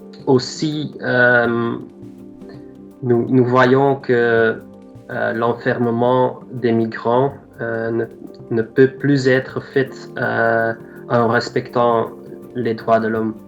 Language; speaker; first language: French; non-native, local second language; Dutch